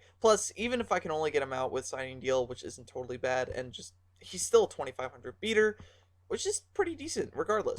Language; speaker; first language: English; native; English